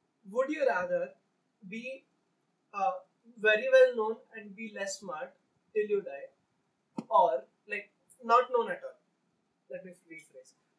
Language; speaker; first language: English; non-native, local second language; Marathi